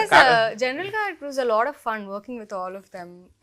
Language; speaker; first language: Telugu; non-native, local second language; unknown